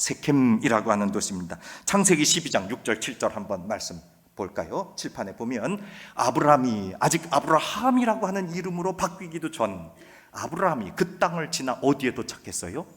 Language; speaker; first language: Korean; native; Korean